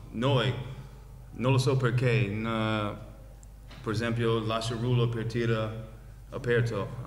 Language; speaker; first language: Italian; non-native, learner; English